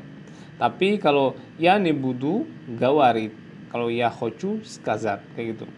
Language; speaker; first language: Indonesian; native; Indonesian